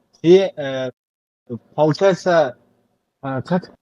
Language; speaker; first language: Russian; non-native, learner; Kyrgyz